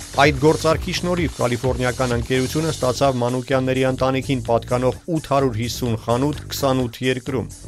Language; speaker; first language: Armenian; native; Armenian